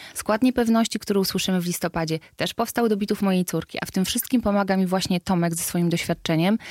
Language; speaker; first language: Polish; native; Polish